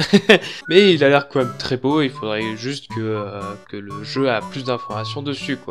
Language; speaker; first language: French; native; French